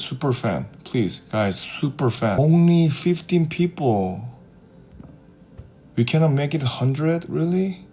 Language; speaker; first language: English; non-native, fluent; Korean